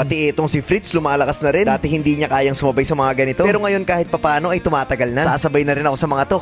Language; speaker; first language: Filipino; native; Filipino